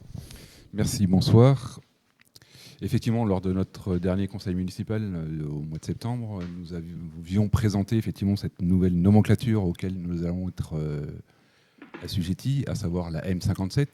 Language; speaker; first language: French; native; French